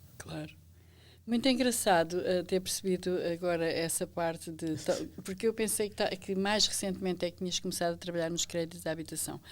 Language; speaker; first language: Portuguese; native; Portuguese